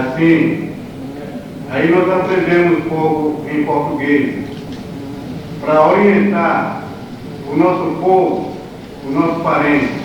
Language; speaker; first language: Portuguese; non-native, local second language; Kayapó